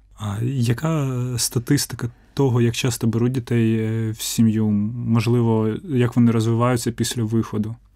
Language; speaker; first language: Ukrainian; native; Ukrainian